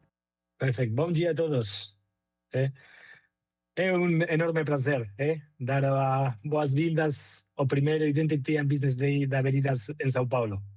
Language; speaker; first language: Portuguese; non-native, learner; Spanish